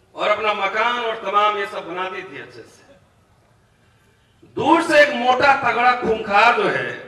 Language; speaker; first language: Hindi; native; Hindi